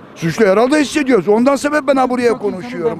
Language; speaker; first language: Turkish; native; Turkish